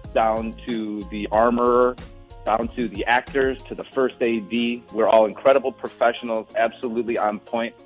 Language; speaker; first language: English; native; English